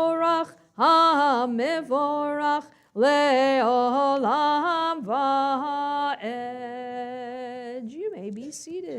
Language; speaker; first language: English; native; English